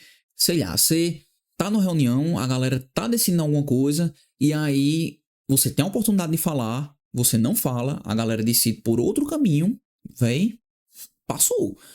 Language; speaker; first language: Portuguese; native; Portuguese